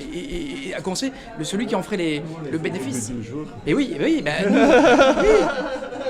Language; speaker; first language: French; native; French